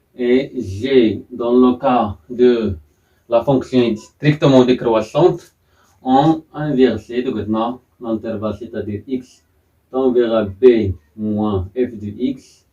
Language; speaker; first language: French; non-native, local second language; Arabic